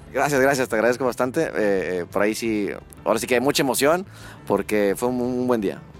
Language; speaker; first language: Spanish; native; Spanish